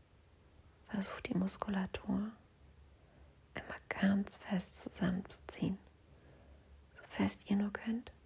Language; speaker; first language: German; native; German